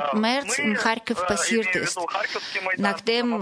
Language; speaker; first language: German; non-native, fluent; Russian